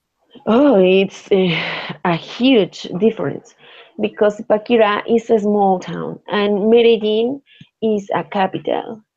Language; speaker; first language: English; non-native, learner; Spanish